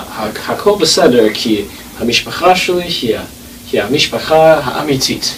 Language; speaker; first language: Hebrew; non-native, learner; English